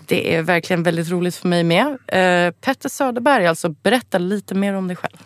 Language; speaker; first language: Swedish; native; Swedish